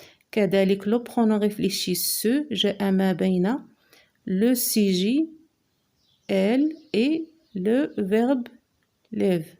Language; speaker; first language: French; non-native, local second language; Arabic